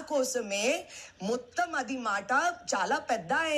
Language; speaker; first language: Telugu; non-native, learner; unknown